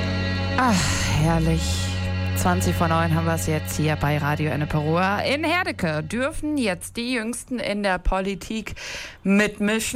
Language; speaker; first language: German; native; German